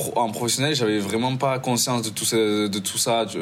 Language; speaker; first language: French; native; French